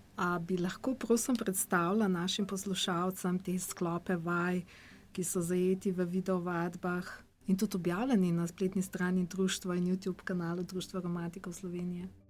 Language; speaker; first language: Slovenian; native; Slovenian